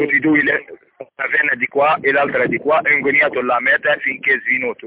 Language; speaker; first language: Italian; non-native, learner; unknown